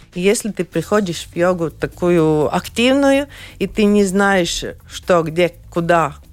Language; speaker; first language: Russian; non-native, learner; Latvian